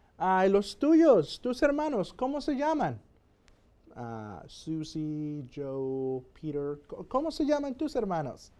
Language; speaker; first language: Spanish; non-native, fluent; English